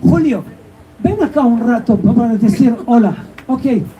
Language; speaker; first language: Spanish; non-native, learner; Hebrew